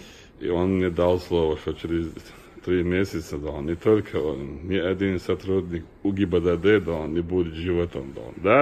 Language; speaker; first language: Russian; non-native, local second language; Chechen